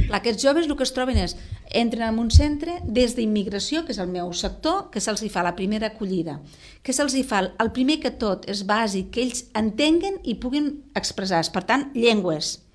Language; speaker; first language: Catalan; non-native, local second language; Spanish